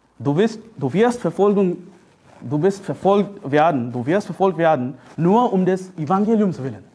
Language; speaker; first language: German; non-native, fluent; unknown